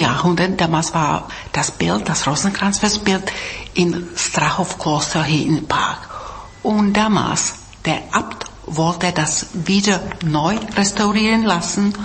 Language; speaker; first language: German; non-native, fluent; Czech